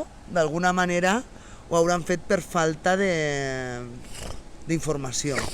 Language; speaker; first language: Catalan; native; Catalan